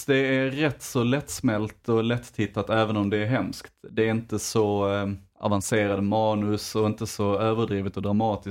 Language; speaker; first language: Swedish; native; Swedish